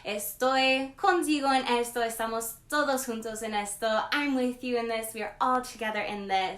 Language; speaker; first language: Spanish; non-native, learner; English